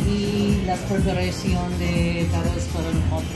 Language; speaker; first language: Spanish; non-native, learner; English